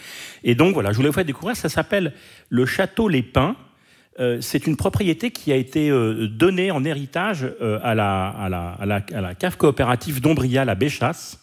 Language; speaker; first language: French; native; French